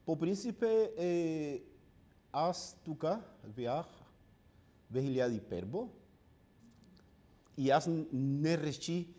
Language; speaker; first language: Bulgarian; non-native, learner; Spanish